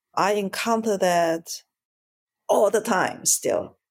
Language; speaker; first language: English; non-native, fluent; Chinese